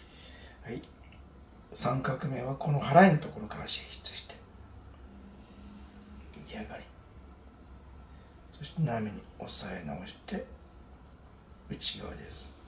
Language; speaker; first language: Japanese; native; Japanese